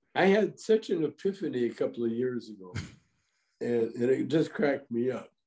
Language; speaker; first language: English; native; English